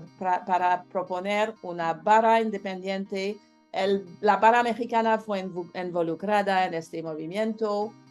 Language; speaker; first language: Spanish; non-native, learner; French